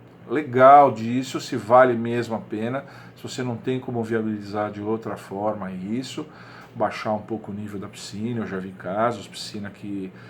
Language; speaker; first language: Portuguese; native; Portuguese